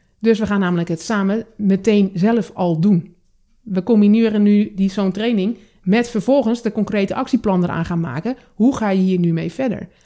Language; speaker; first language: Dutch; native; Dutch